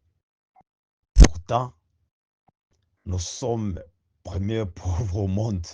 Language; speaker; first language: French; non-native, local second language; Swahili